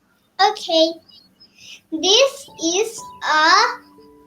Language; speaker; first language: English; non-native, learner; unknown